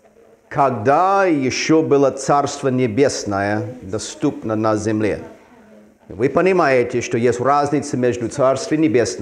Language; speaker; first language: Russian; non-native, fluent; English